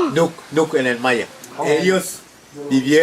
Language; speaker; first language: Spanish; non-native, local second language; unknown